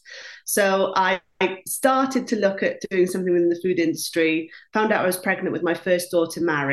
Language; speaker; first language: English; non-native, local second language; Welsh